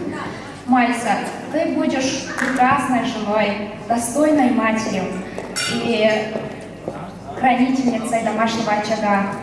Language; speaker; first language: Russian; native; Russian